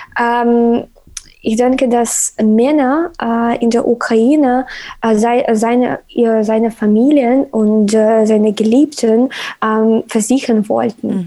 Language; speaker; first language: German; non-native, learner; Ukrainian